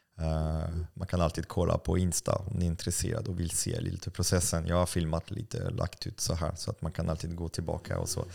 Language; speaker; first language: Swedish; non-native, fluent; French